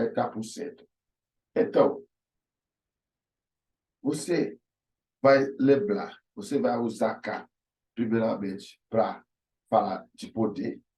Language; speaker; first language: Portuguese; non-native, fluent; Haitian Creole